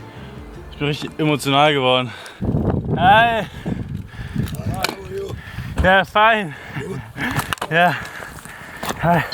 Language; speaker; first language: German; native; German